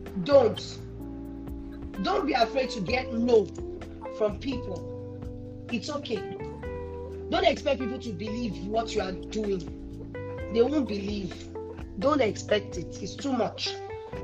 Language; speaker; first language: English; non-native, local second language; Yoruba